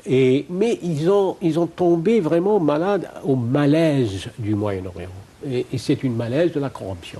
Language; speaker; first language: French; non-native, fluent; Arabic